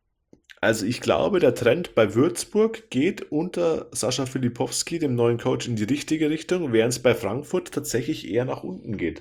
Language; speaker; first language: German; native; German